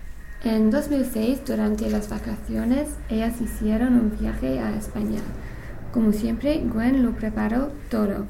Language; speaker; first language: Spanish; non-native, learner; English